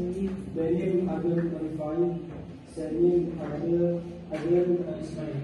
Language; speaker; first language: Turkish; non-native, learner; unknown